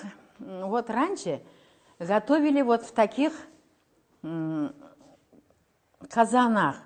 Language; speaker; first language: Russian; non-native, local second language; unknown